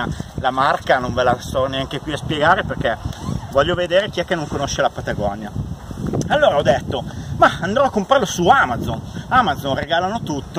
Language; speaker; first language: Italian; native; Italian